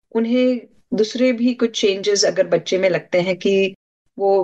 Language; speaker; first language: Hindi; non-native, local second language; Marathi